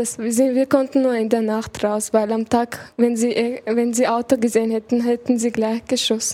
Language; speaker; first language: German; early bilingual, other home language; Chechen